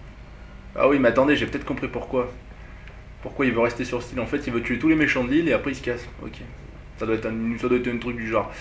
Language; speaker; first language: French; native; French